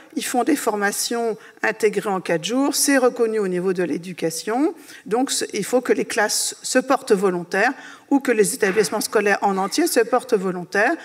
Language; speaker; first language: French; native; French